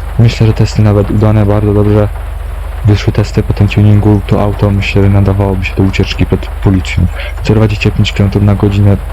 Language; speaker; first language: Polish; native; Polish